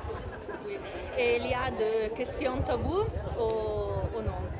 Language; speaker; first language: French; non-native, learner; Italian